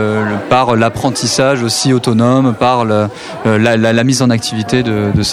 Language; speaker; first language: French; native; French